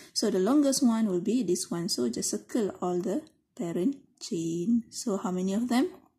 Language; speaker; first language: English; non-native, local second language; Malay